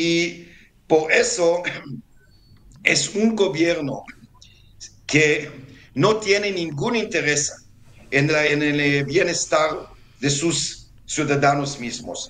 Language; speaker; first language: Spanish; non-native, fluent; Hebrew